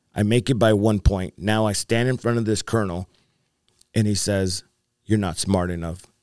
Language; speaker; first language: English; native; English